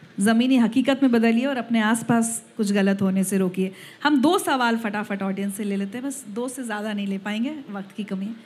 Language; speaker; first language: Hindi; native; Hindi